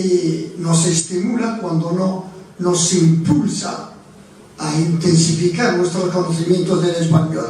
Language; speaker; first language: Spanish; non-native, fluent; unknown